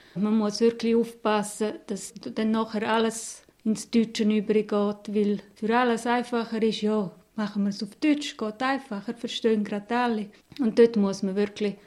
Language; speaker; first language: German; non-native, local second language; Romansh